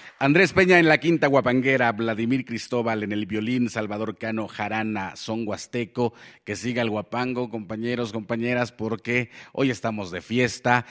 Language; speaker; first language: Spanish; non-native, local second language; Nahuatl languages